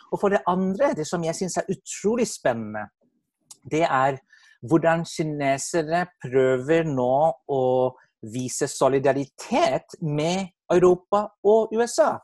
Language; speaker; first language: Norwegian; non-native, fluent; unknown